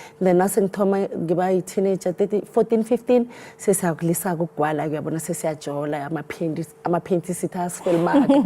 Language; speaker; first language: Zulu; non-native, local second language; Swati